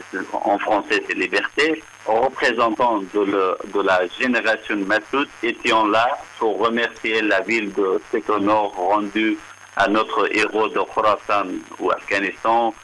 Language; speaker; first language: French; non-native, fluent; Persian